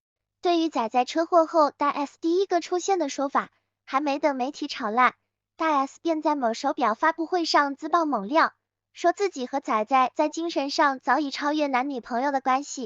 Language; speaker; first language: Chinese; native; Chinese